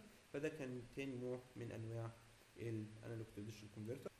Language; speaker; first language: Arabic; native; Arabic